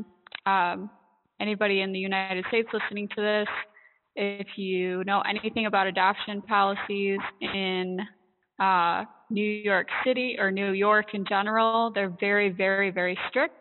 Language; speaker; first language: English; native; English